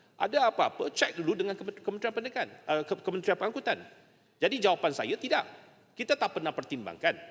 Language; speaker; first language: Malay; native; Malay